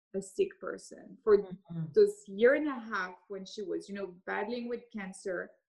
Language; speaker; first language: English; early bilingual, other home language; French